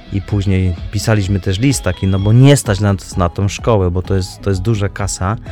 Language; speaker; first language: Polish; native; Polish